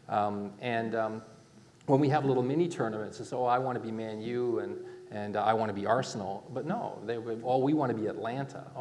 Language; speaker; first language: English; native; English